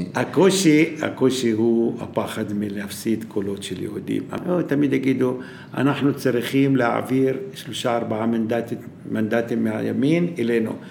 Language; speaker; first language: Hebrew; non-native, local second language; Arabic